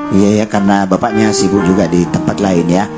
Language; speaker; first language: Indonesian; native; Indonesian